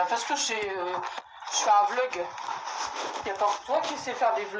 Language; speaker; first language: French; native; French